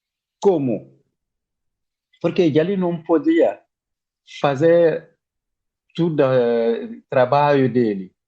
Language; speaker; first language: Portuguese; non-native, learner; Bambara